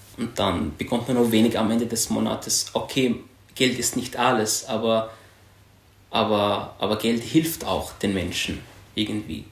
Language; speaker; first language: German; non-native, fluent; Arabic